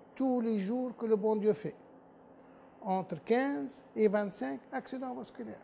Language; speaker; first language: French; non-native, local second language; Arabic